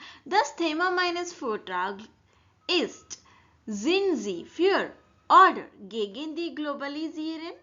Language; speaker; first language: German; non-native, learner; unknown